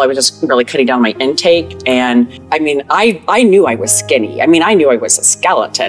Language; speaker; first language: English; native; English